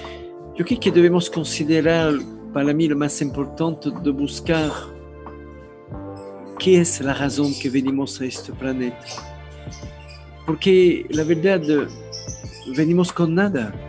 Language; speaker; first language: Spanish; non-native, learner; French